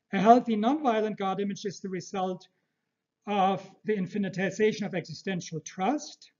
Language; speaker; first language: English; early bilingual, other home language; Turkish